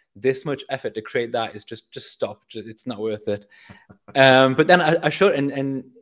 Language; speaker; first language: English; native; English